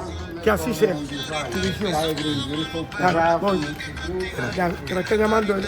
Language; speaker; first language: Spanish; native; Spanish